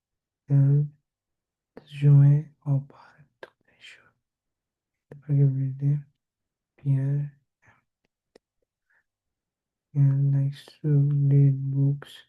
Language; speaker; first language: French; non-native, learner; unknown